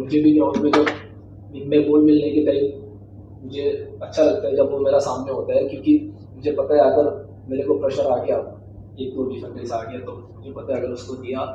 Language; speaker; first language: Hindi; non-native, local second language; Malayalam